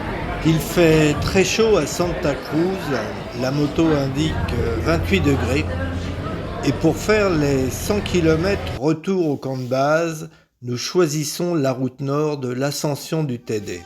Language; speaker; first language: French; native; French